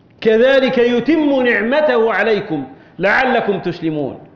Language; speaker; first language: Arabic; native; Arabic